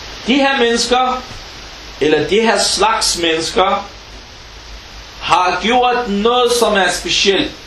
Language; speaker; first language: Danish; non-native, fluent; Arabic